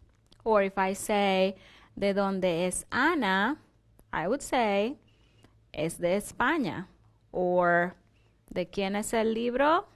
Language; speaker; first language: Spanish; non-native, fluent; English